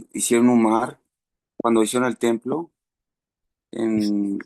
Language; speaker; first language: Spanish; native; Spanish